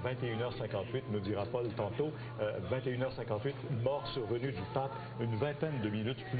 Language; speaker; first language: French; native; French